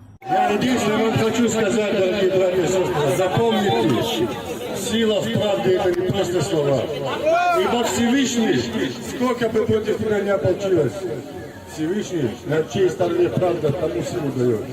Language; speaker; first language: Russian; native; Russian